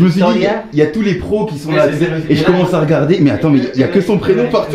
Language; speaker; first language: French; native; French